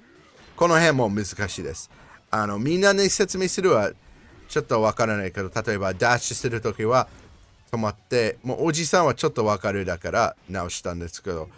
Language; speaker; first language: Japanese; non-native, learner; English